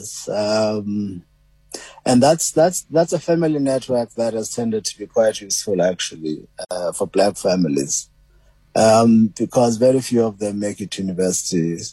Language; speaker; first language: English; non-native, local second language; Xhosa